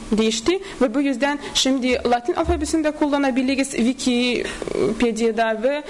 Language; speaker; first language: Turkish; non-native, learner; Tatar